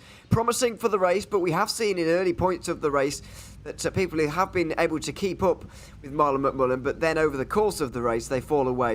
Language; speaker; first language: English; native; English